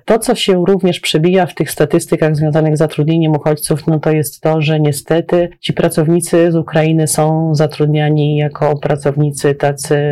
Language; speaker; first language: Polish; native; Polish